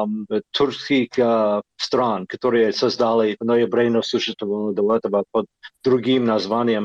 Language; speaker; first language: Russian; non-native, fluent; English